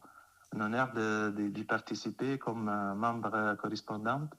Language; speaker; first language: French; non-native, fluent; Italian